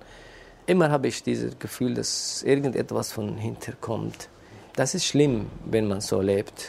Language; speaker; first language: German; non-native, fluent; Kurdish